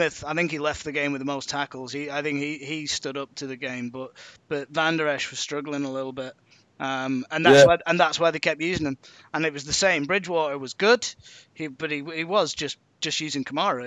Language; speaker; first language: English; native; English